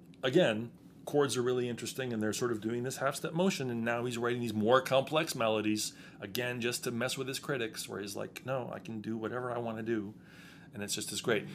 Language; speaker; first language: English; native; English